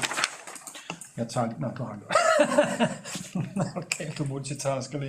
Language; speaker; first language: Danish; native; Danish